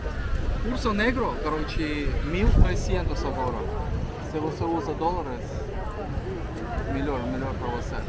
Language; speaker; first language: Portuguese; non-native, learner; Russian